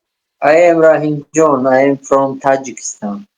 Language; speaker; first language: English; non-native, learner; Tajik